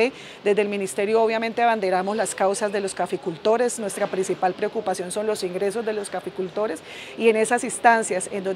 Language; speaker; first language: Spanish; native; Spanish